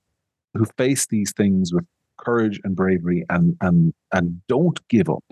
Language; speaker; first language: English; native; English